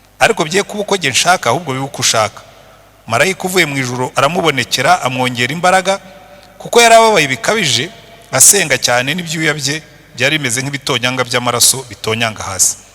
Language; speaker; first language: Kinyarwanda; native; Kinyarwanda